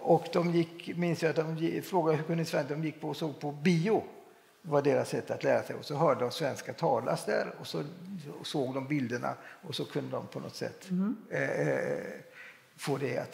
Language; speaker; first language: Swedish; native; Swedish